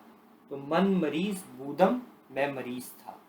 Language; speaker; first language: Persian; non-native, fluent; Urdu